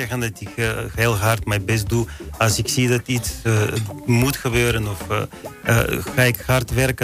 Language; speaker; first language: Dutch; non-native, fluent; Bulgarian